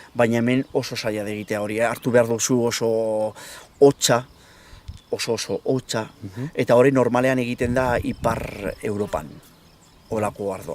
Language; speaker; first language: Basque; non-native, local second language; Spanish